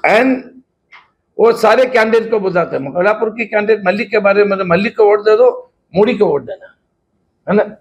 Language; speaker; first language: Hindi; non-native, local second language; Marathi